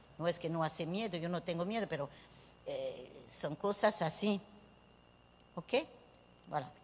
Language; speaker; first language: Spanish; early bilingual, heritage; Spanish